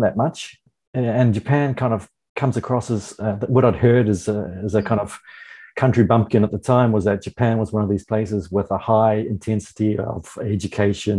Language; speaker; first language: English; native; English